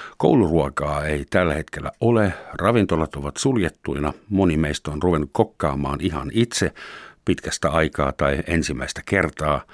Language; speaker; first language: Finnish; non-native, fluent; German